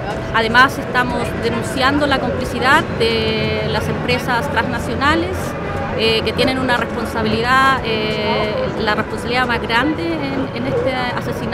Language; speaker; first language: Spanish; native; Spanish